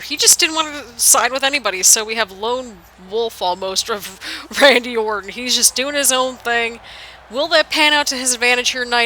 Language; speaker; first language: English; native; English